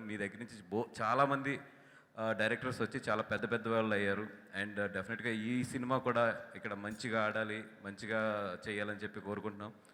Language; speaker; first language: Telugu; native; Telugu